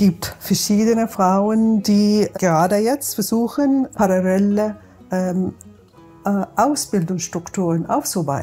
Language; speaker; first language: German; non-native, fluent; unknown